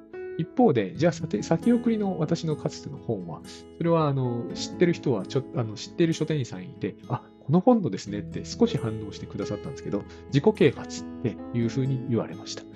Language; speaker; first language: Japanese; native; Japanese